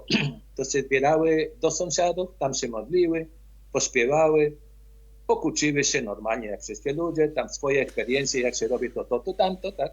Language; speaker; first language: Polish; early bilingual, heritage; Polish